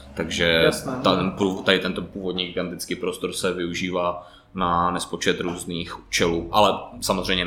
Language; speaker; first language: Czech; native; Czech